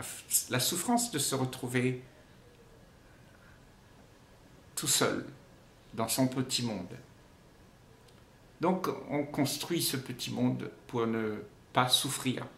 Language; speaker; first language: French; native; French